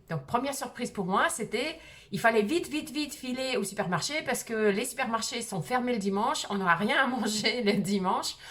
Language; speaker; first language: French; early bilingual, other home language; Russian